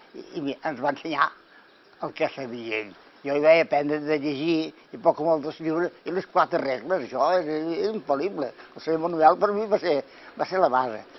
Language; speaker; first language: Catalan; native; Catalan